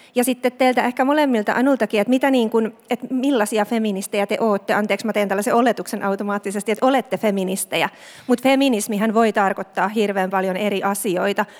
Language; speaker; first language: Finnish; native; Finnish